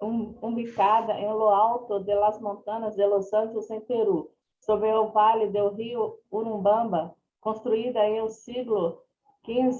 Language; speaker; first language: Spanish; non-native, learner; Portuguese